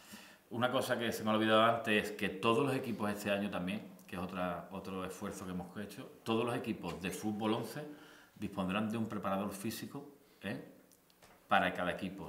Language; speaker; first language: Spanish; native; Spanish